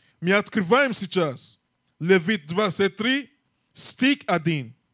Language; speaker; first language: Russian; non-native, learner; English